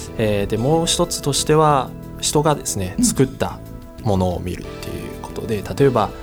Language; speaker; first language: Japanese; early bilingual, other home language; Chinese